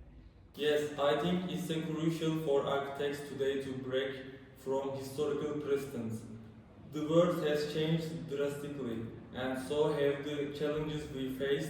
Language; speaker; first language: English; non-native, learner; Turkish